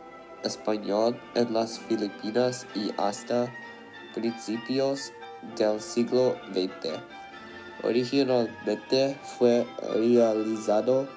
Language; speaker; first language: Spanish; non-native, learner; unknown